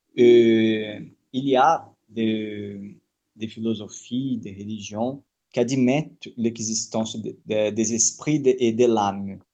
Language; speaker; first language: French; non-native, fluent; Portuguese